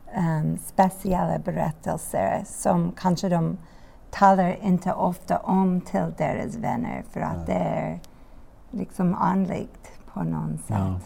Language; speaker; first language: Swedish; non-native, learner; English